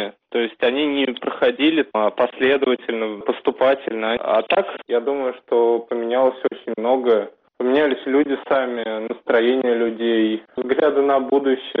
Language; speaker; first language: Russian; native; Russian